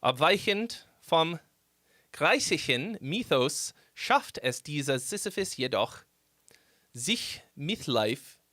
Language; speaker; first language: German; non-native, learner; English